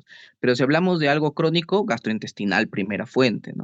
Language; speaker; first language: Spanish; native; Spanish